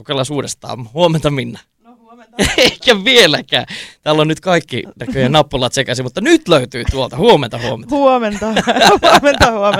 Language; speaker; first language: Finnish; native; Finnish